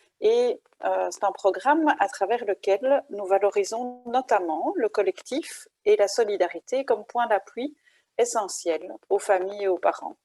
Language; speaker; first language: French; native; French